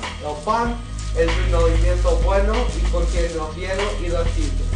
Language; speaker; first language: Spanish; non-native, learner; English